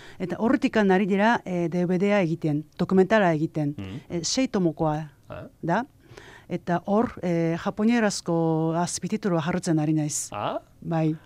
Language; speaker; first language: Basque; non-native, fluent; Japanese